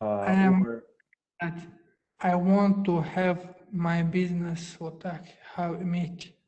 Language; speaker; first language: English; non-native, learner; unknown